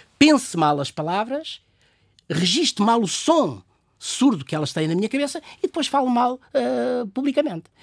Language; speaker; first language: Portuguese; native; Portuguese